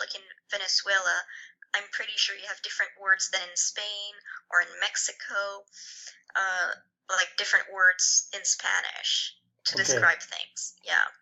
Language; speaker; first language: English; non-native, fluent; French